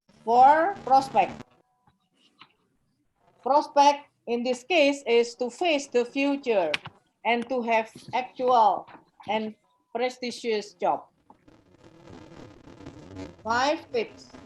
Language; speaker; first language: English; non-native, fluent; Indonesian